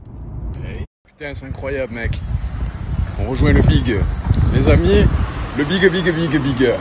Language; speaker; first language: French; native; French